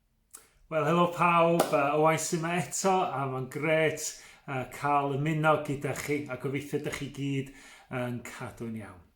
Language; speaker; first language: Welsh; native; Welsh